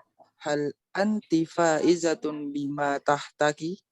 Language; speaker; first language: Arabic; non-native, learner; Indonesian